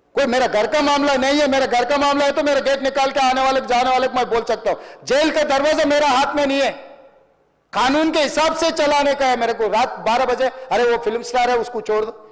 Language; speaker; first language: Hindi; non-native, local second language; Telugu